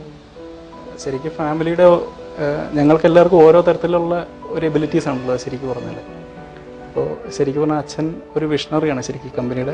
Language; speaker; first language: Malayalam; native; Malayalam